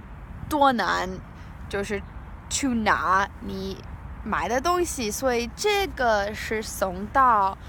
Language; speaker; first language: Chinese; non-native, learner; English